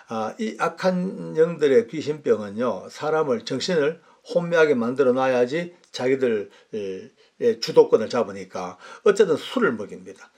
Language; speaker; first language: Korean; native; Korean